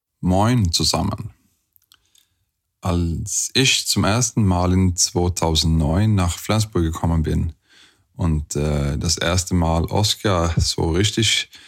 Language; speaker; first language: German; non-native, fluent; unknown